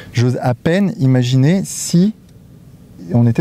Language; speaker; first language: French; native; French